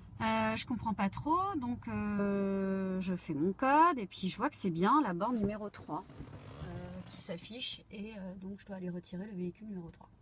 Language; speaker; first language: French; native; French